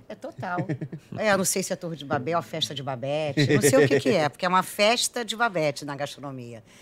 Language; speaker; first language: Portuguese; native; Portuguese